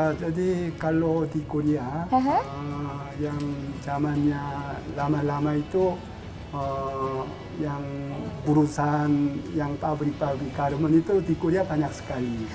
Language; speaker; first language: Indonesian; non-native, fluent; Korean